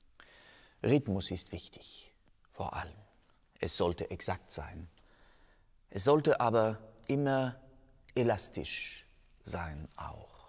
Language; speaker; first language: German; non-native, fluent; French